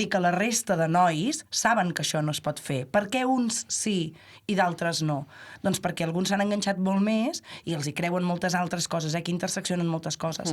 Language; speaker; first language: Catalan; native; Catalan